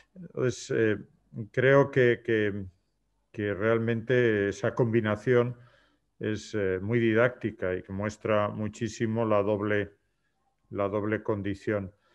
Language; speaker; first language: Spanish; native; Spanish